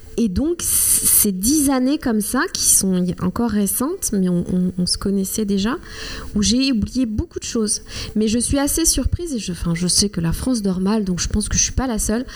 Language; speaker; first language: French; non-native, local second language; Kinyarwanda